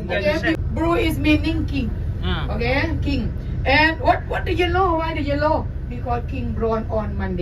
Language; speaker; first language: English; non-native, learner; Thai